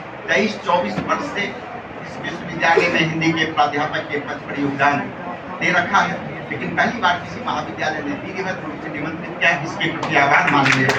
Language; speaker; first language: Hindi; native; Hindi